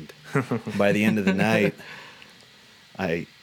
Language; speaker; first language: English; native; English